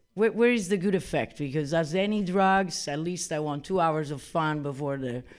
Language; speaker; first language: English; non-native, fluent; Italian